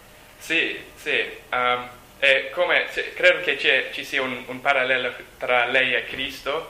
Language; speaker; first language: Italian; non-native, learner; English